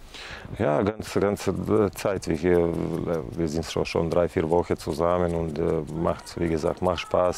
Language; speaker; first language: German; non-native, fluent; Serbian